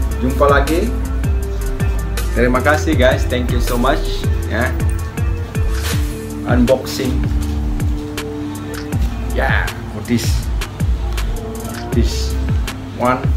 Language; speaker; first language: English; non-native, local second language; Malay